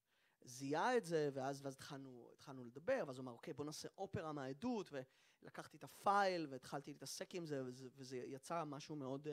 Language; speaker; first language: Hebrew; native; Hebrew